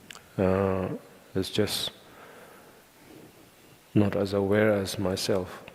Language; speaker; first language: English; non-native, fluent; Tibetan